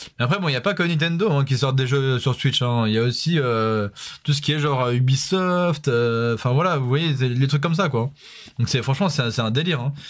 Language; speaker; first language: French; native; French